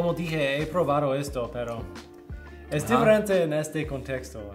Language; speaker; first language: Spanish; non-native, learner; English